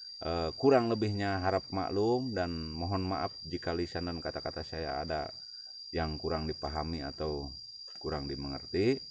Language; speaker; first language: Indonesian; non-native, local second language; Sundanese